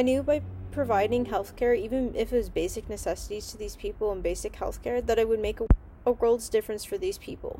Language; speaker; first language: English; native; English